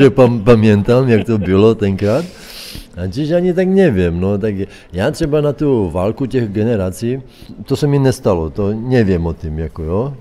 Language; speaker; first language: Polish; non-native, learner; Czech